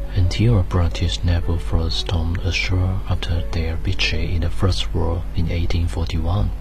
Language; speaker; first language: English; non-native, fluent; Chinese